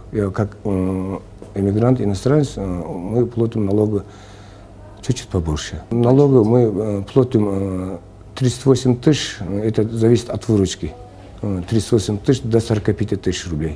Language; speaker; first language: Russian; non-native, local second language; Kyrgyz